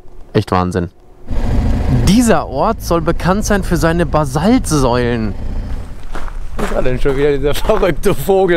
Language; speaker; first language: German; native; German